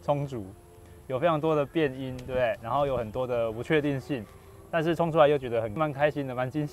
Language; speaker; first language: Chinese; native; Chinese